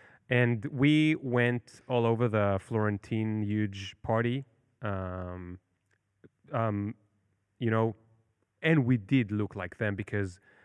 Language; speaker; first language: English; non-native, fluent; Hebrew